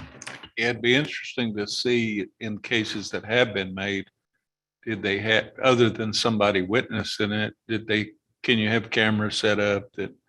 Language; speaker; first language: English; native; English